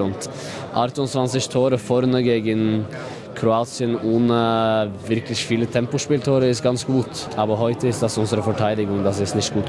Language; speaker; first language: German; non-native, fluent; Norwegian